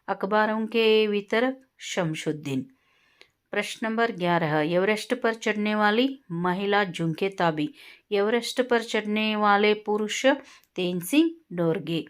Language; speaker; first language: Hindi; non-native, local second language; Kannada